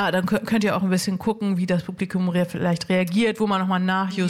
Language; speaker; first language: German; native; German